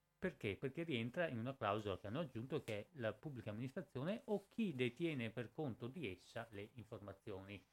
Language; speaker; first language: Italian; native; Italian